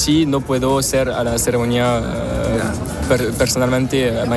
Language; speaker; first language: Spanish; non-native, learner; French